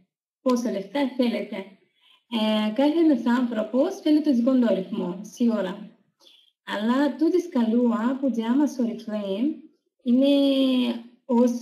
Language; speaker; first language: Greek; non-native, learner; Russian